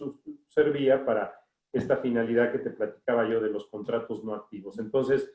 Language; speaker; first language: Spanish; native; Spanish